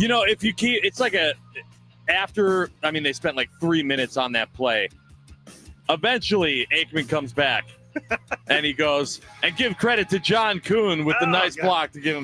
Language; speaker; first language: English; native; English